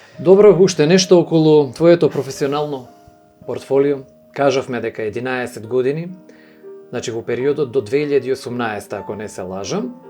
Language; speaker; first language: Macedonian; native; Macedonian